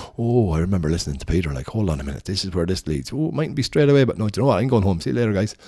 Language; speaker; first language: English; native; English